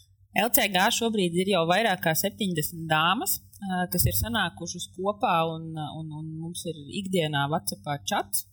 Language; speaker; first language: Latvian; native; Latvian